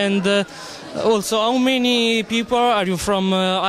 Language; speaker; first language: English; non-native, learner; Italian